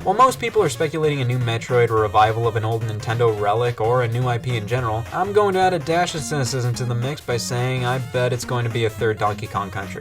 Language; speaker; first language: English; native; English